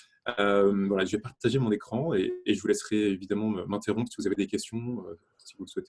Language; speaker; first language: French; native; French